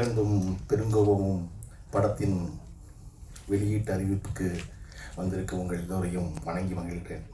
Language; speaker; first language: Tamil; native; Tamil